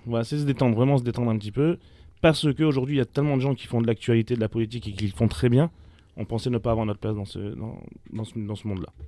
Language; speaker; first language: French; native; French